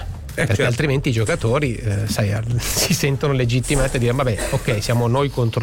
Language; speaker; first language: Italian; native; Italian